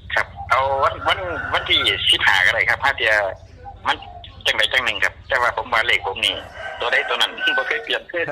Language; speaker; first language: Thai; native; Thai